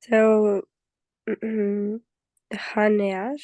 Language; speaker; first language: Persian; non-native, learner; English